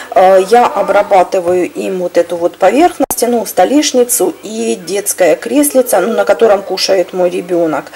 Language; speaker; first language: Russian; native; Russian